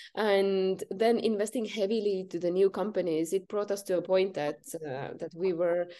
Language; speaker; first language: English; non-native, fluent; Estonian